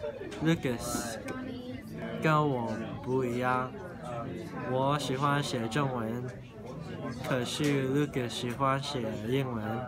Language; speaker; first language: Chinese; non-native, learner; English